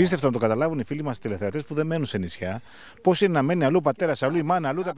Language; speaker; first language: Greek; native; Greek